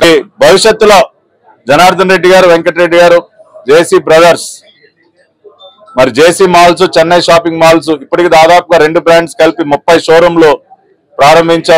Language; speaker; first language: Telugu; native; Telugu